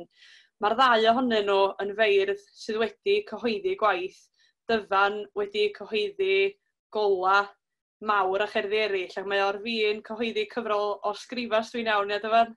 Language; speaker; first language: Welsh; native; Welsh